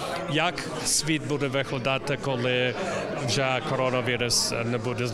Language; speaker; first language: Ukrainian; early bilingual, heritage; English